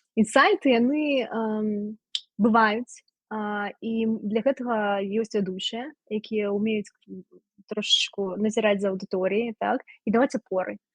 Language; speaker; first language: Belarusian; non-native, local second language; Russian